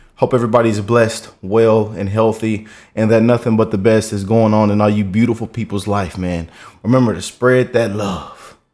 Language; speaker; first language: English; native; English